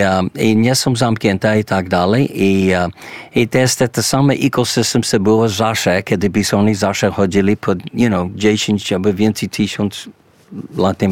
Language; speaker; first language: Polish; early bilingual, heritage; English